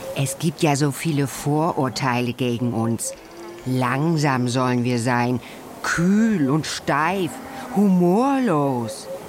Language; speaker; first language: German; native; German